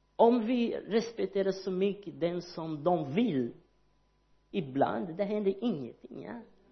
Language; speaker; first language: Swedish; non-native, learner; Portuguese